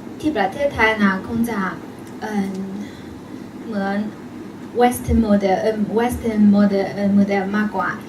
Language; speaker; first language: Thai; non-native, learner; Chinese